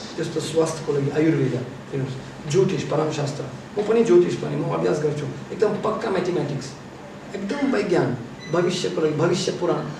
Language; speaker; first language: Nepali; non-native, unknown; Russian